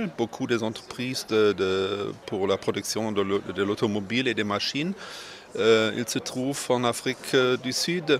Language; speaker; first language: French; non-native, fluent; German